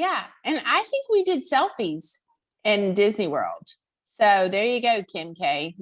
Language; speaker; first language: English; native; English